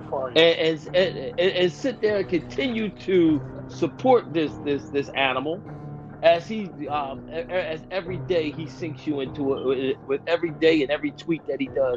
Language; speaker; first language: English; native; English